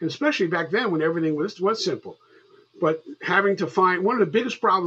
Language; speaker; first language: English; native; English